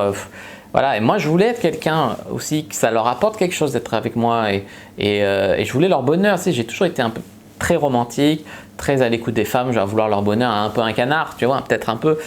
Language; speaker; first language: French; native; French